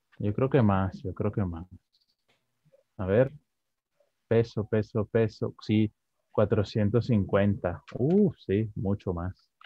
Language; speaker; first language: Spanish; native; Spanish